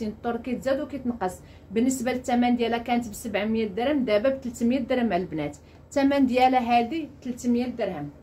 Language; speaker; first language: Arabic; native; Arabic